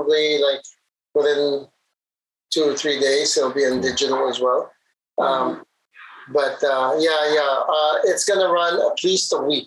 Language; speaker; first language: English; non-native, local second language; Hiligaynon